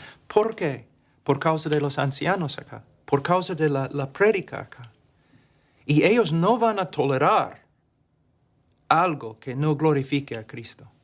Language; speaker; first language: Spanish; non-native, fluent; English